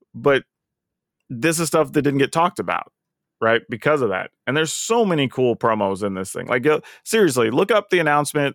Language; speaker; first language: English; native; English